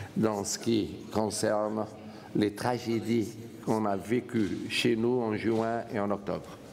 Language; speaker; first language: French; non-native, fluent; Portuguese